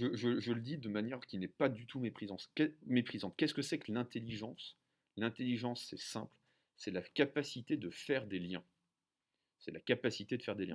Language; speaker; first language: French; native; French